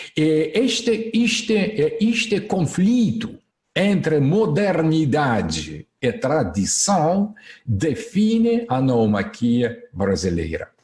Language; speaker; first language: Portuguese; non-native, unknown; Russian